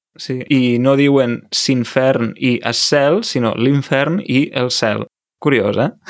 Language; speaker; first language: Catalan; native; Catalan